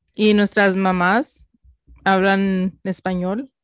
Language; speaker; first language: Spanish; early bilingual, heritage; Spanish